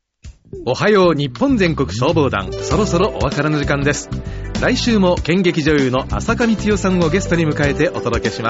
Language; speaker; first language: Japanese; native; Japanese